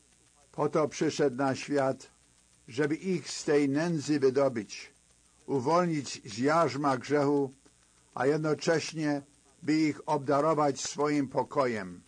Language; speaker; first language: Polish; native; Polish